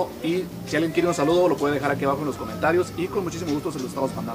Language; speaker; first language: Spanish; native; Spanish